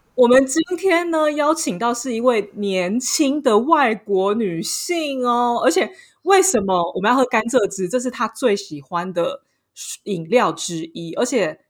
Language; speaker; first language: Chinese; native; Chinese